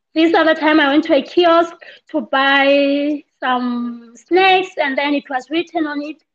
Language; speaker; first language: English; non-native, local second language; Southern Sotho